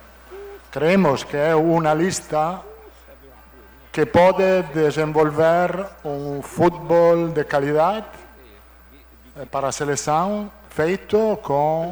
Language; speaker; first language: Portuguese; non-native, learner; Italian